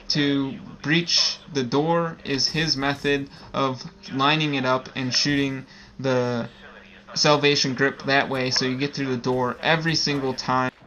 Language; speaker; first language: English; native; English